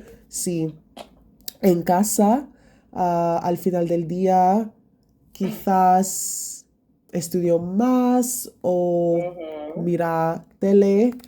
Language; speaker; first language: Spanish; non-native, learner; English